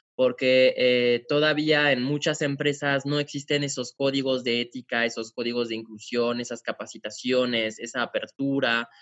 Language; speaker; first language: Spanish; non-native, fluent; French